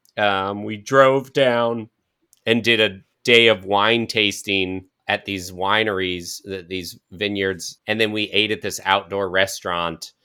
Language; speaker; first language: English; native; English